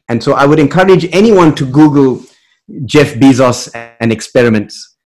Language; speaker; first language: English; native; English